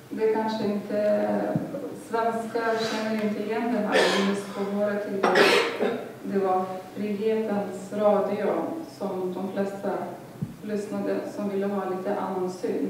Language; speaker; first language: Swedish; non-native, fluent; Lithuanian